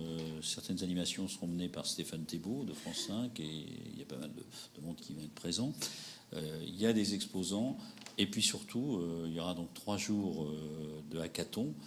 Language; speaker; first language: French; native; French